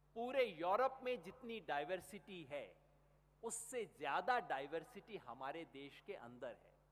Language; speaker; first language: Hindi; native; Hindi